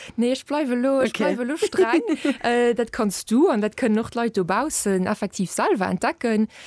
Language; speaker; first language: Luxembourgish; native; Luxembourgish